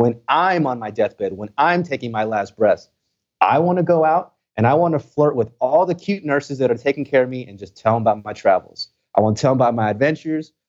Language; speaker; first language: English; early bilingual, other home language; Spanish